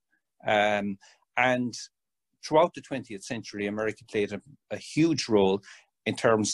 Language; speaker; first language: English; native; English